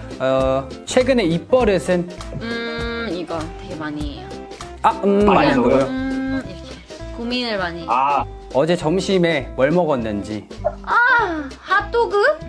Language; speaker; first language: Korean; early bilingual, heritage; Korean